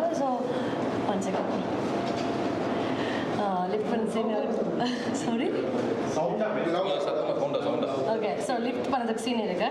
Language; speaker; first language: Tamil; non-native, learner; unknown